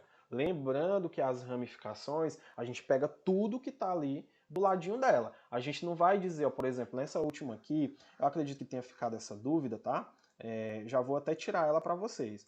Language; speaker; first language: Portuguese; native; Portuguese